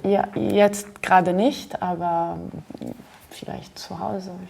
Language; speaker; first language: German; non-native, fluent; Arabic